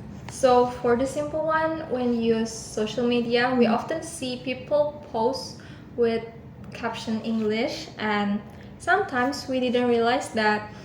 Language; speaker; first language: English; non-native, learner; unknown